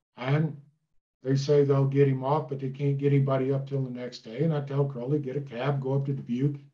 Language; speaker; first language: English; native; English